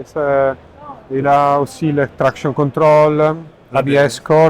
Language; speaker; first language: French; non-native, learner; Italian